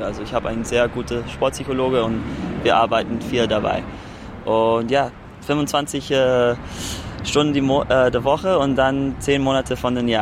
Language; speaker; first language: German; early bilingual, heritage; German